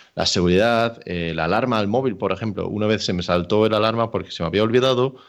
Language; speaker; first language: Spanish; non-native, fluent; Danish